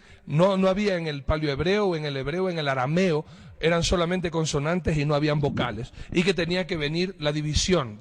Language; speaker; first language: Spanish; native; Spanish